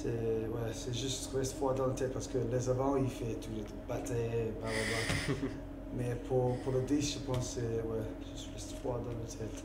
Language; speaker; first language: French; non-native, learner; English